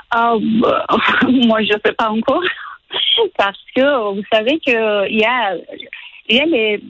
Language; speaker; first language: French; non-native, learner; Persian